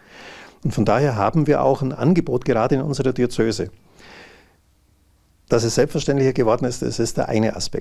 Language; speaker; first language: German; native; German